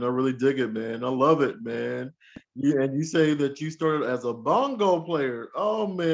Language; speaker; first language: English; native; English